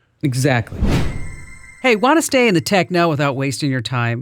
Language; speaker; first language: English; native; English